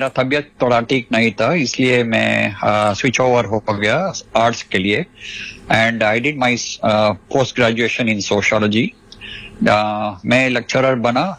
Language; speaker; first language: Hindi; non-native, local second language; Telugu